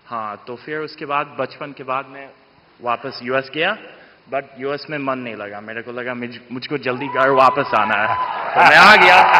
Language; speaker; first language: Hindi; early bilingual, heritage; Hindi